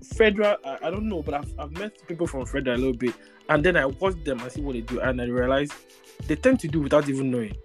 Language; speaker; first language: English; non-native, local second language; Igbo